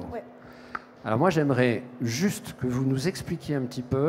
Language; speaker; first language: French; native; French